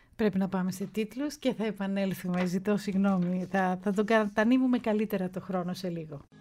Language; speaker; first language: Greek; native; Greek